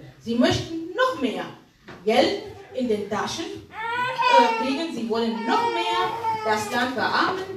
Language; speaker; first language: German; non-native, fluent; Arabic